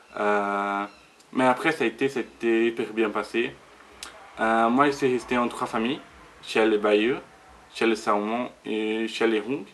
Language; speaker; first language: French; non-native, learner; Portuguese